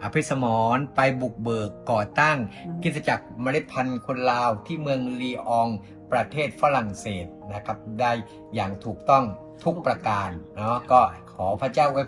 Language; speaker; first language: Thai; native; Thai